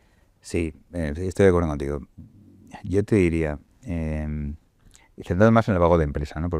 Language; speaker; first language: Spanish; native; Spanish